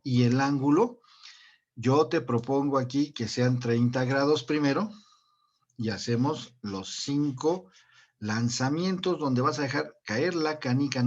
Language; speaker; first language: Spanish; native; Spanish